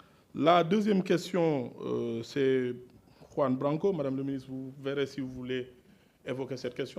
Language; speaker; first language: French; non-native, local second language; Wolof